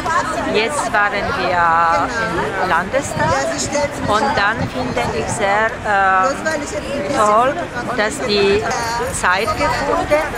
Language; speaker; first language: German; non-native, learner; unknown